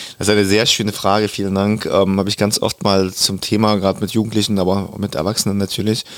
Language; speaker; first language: German; early bilingual, other home language; Russian